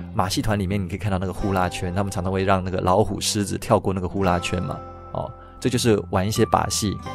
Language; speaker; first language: Chinese; early bilingual, other home language; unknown